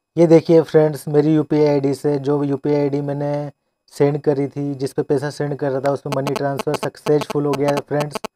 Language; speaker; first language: Hindi; non-native, local second language; Gujarati